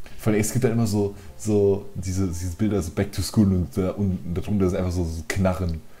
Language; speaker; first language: German; native; German